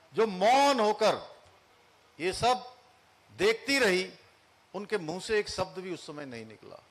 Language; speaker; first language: Hindi; native; Hindi